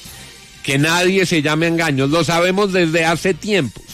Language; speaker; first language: Spanish; native; Spanish